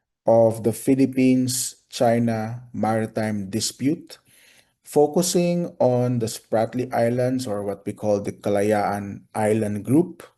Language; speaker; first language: English; non-native, local second language; Filipino